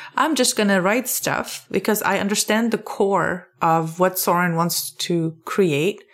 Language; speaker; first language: English; non-native, fluent; Arabic